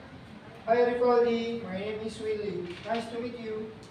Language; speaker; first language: English; non-native, learner; Indonesian